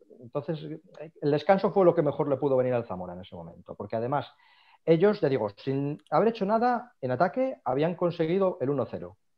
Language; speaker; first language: Spanish; native; Spanish